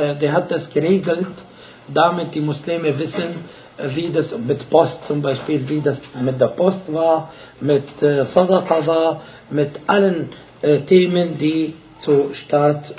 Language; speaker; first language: German; non-native, fluent; Arabic